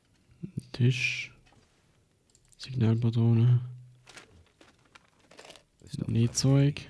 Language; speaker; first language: German; native; German